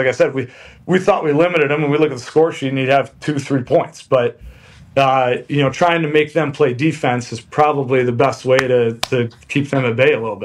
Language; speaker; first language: English; native; English